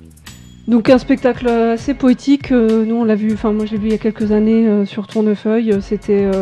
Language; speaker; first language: French; native; French